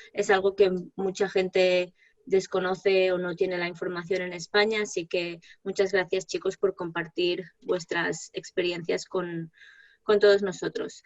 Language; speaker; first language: Spanish; native; Spanish